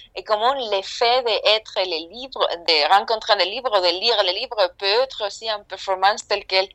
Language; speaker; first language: French; non-native, fluent; Spanish